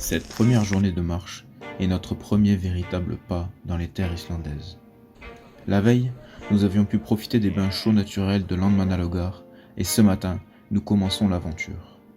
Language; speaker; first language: French; native; French